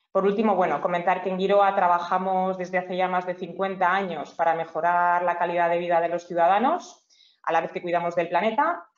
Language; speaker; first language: Spanish; native; Spanish